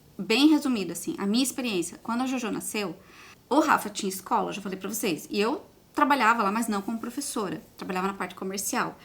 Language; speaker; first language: Portuguese; native; Portuguese